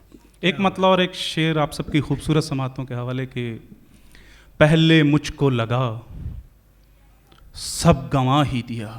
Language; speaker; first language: Hindi; native; Hindi